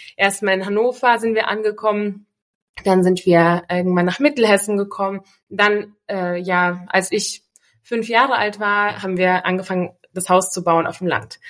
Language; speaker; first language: German; early bilingual, other home language; Russian